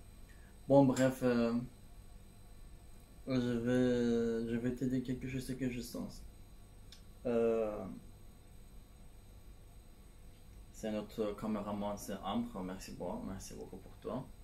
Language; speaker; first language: French; non-native, learner; Turkish